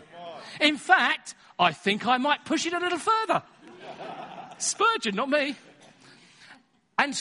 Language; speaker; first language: English; native; English